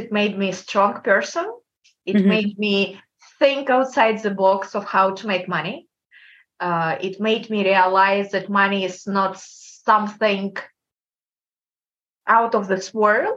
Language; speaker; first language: English; non-native, fluent; Kazakh